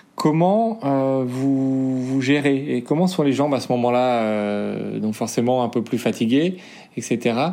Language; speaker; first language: French; native; French